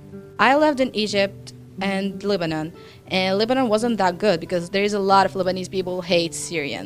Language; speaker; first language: English; non-native, learner; Arabic